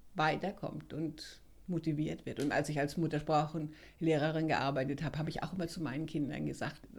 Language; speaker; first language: German; native; German